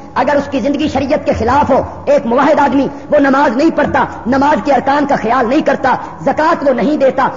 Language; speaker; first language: Urdu; non-native, local second language; Punjabi